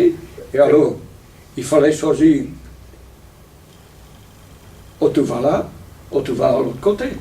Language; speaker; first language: French; non-native, fluent; Italian